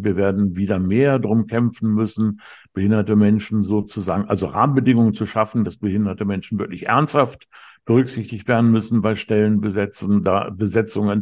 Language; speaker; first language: German; native; German